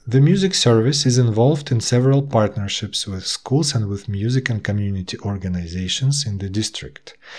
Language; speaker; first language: English; non-native, fluent; Russian